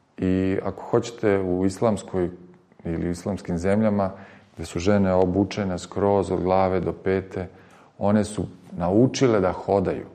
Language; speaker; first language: Serbian; native; Serbian